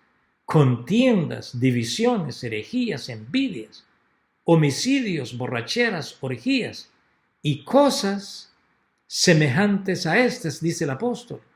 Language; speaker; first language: Spanish; native; Spanish